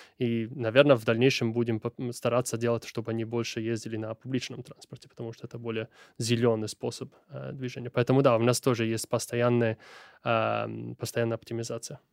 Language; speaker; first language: Russian; non-native, fluent; Italian